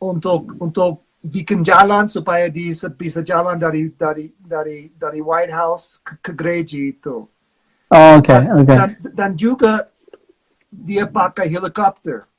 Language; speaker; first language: Indonesian; non-native, fluent; English